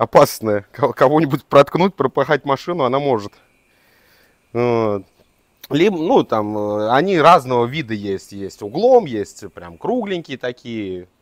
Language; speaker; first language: Russian; native; Russian